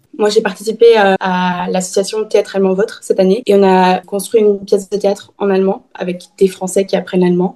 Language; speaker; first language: French; early bilingual, heritage; German